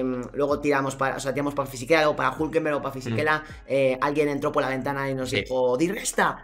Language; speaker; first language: Spanish; native; Spanish